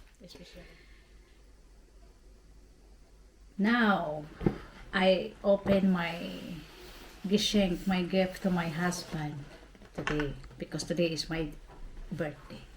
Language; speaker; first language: English; non-native, learner; Cebuano